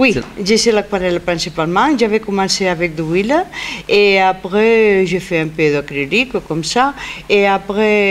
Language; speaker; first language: French; non-native, fluent; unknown